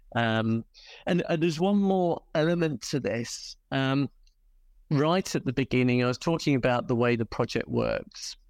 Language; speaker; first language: English; native; English